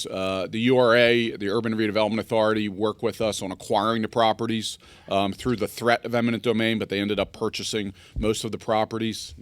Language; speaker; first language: English; native; English